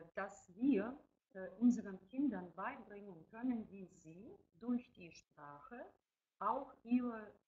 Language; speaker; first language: German; non-native, fluent; Ukrainian